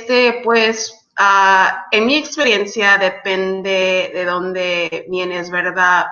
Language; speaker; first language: Spanish; early bilingual, heritage; English